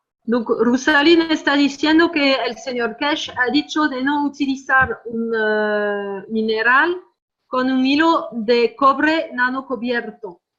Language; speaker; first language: Spanish; non-native, fluent; French